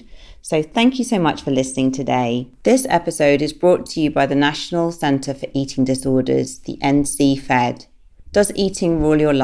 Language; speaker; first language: English; native; English